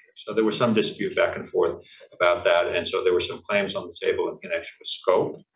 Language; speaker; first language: English; native; English